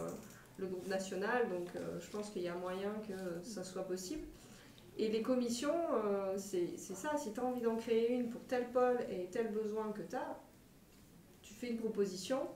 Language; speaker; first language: French; native; French